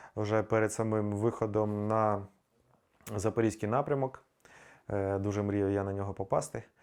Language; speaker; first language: Ukrainian; native; Ukrainian